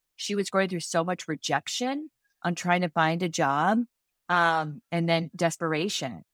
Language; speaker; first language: English; native; English